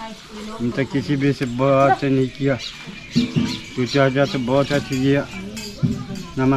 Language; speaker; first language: Hindi; non-native, learner; Tibetan